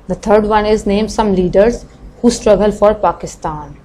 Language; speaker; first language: English; non-native, local second language; Urdu